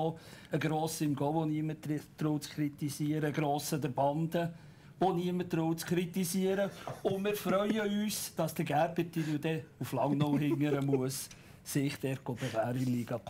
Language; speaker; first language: German; native; German